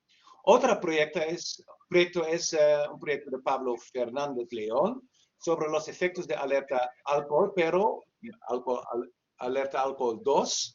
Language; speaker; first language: Spanish; non-native, learner; Dutch